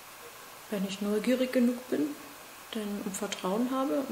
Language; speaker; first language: German; native; German